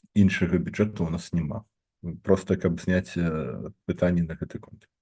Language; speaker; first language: Belarusian; non-native, local second language; Russian